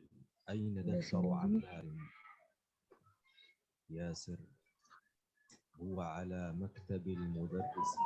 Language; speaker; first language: Arabic; non-native, learner; Indonesian